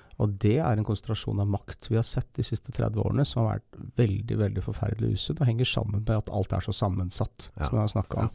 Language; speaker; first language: Norwegian; native; Norwegian